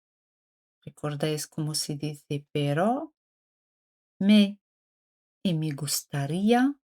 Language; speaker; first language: Spanish; non-native, fluent; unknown